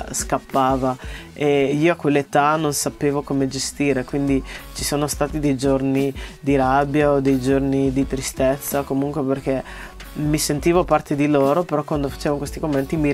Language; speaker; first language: Italian; early bilingual, other home language; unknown